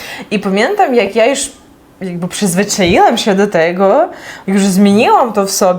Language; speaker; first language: Polish; non-native, fluent; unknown